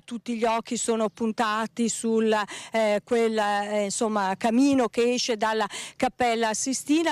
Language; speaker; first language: Italian; native; Italian